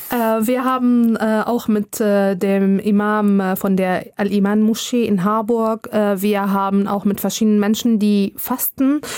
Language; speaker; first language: German; non-native, fluent; Arabic